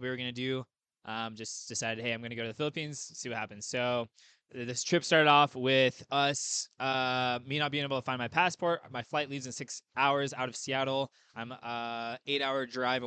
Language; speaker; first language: English; native; English